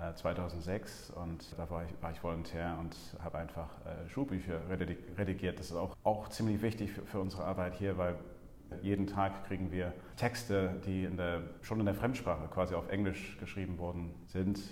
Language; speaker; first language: German; non-native, fluent; English